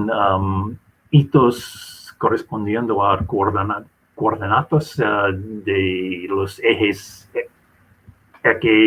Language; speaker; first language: Spanish; non-native, fluent; English